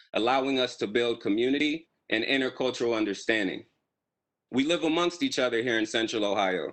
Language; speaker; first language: English; native; English